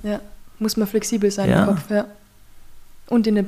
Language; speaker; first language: German; native; German